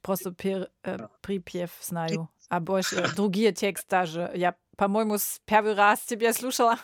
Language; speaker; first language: Russian; non-native, learner; German